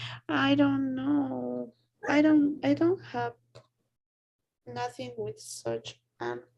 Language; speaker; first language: English; non-native, learner; Spanish